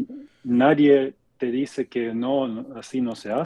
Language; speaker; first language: Spanish; non-native, fluent; German